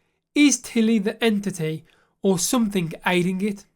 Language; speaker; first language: English; native; English